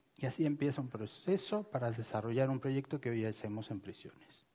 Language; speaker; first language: Spanish; native; Spanish